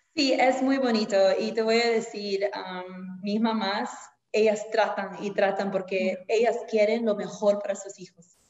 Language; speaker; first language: Spanish; native; Spanish